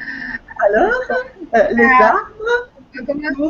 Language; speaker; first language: French; non-native, fluent; Russian